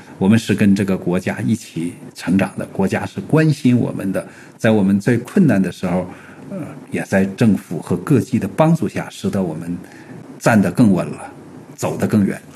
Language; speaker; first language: Chinese; native; Chinese